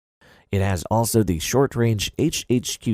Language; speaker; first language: English; non-native, fluent; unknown